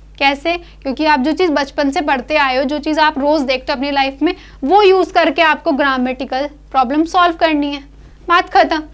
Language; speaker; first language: Hindi; native; Hindi